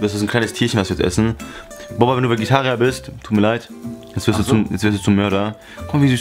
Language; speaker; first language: German; native; German